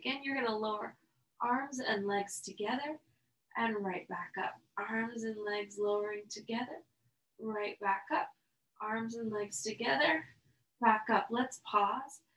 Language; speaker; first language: English; native; English